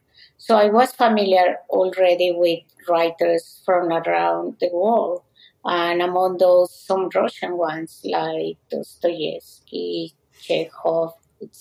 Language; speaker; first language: English; non-native, fluent; Spanish